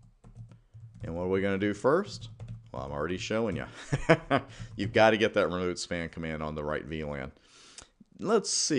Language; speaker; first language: English; native; English